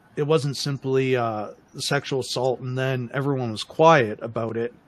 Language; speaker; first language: English; native; English